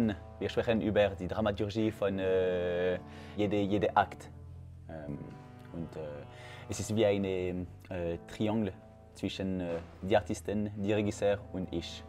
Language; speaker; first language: German; non-native, local second language; French